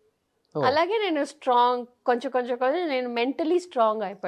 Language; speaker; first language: Telugu; non-native, fluent; Tamil